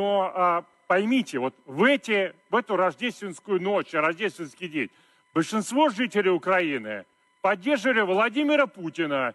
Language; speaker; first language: Russian; native; Russian